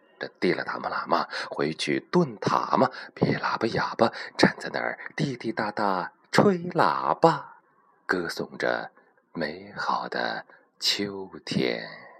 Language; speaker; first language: Chinese; native; Chinese